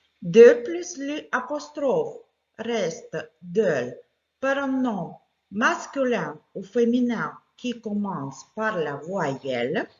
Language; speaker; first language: French; non-native, fluent; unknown